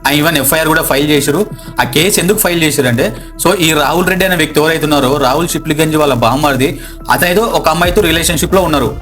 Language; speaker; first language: Telugu; native; Telugu